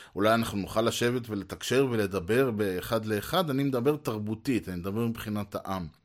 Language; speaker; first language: Hebrew; native; Hebrew